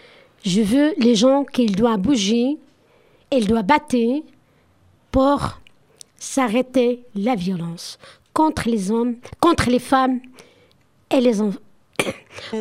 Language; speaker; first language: French; non-native, learner; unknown